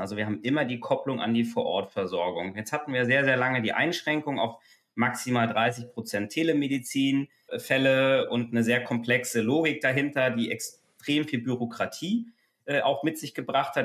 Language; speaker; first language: German; native; German